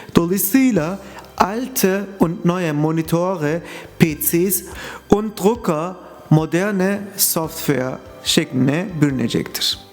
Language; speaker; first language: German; non-native, fluent; Turkish